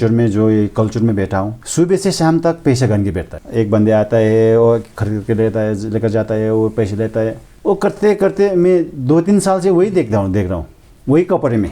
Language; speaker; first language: Hindi; non-native, fluent; Sherpa